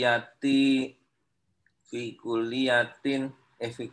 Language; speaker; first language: Arabic; non-native, learner; Indonesian